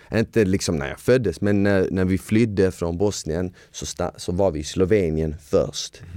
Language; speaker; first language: Swedish; early bilingual, other home language; Bosnian